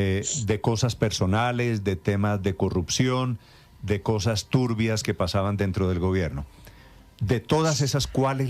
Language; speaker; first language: Spanish; native; Spanish